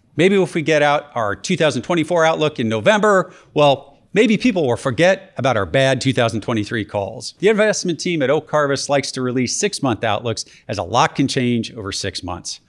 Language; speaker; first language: English; native; English